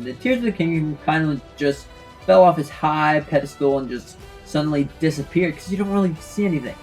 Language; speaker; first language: English; native; English